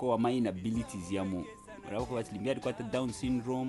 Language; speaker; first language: English; non-native, local second language; Bemba